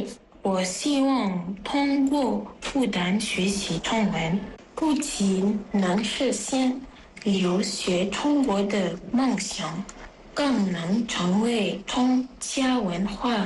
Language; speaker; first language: Chinese; non-native, learner; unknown